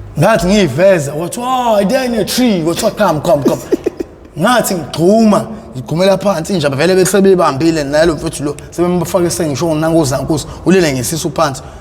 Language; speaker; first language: Zulu; native; Zulu